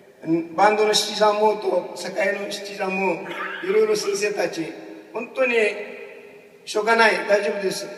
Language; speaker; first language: Japanese; non-native, fluent; Urdu